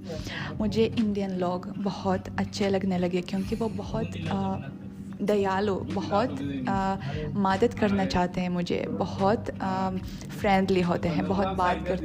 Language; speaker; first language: Hindi; non-native, fluent; Russian